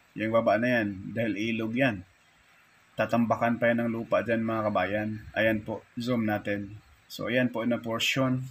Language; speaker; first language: Filipino; native; Filipino